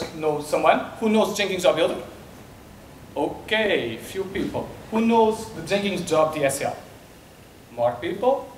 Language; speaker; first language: English; non-native, learner; Portuguese